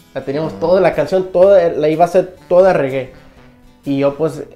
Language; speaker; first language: Spanish; early bilingual, heritage; Spanish